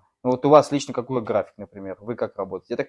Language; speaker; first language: Russian; native; Russian